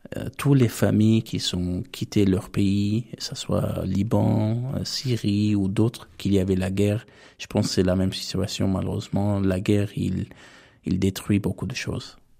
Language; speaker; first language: French; non-native, fluent; Armenian